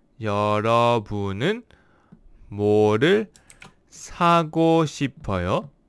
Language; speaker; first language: Korean; non-native, learner; English